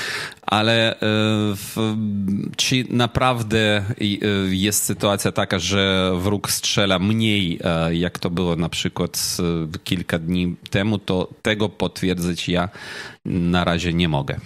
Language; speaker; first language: Polish; non-native, fluent; Ukrainian